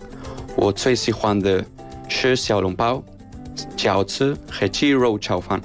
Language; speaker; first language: Chinese; non-native, fluent; Spanish